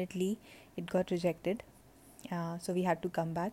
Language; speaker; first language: English; non-native, local second language; Hindi